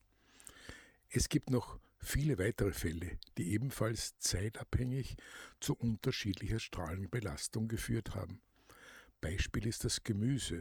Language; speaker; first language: German; native; German